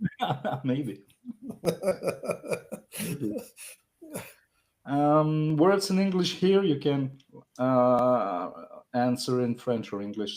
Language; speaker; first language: English; non-native, learner; French